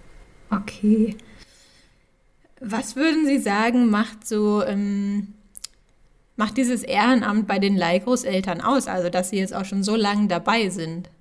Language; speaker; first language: German; native; German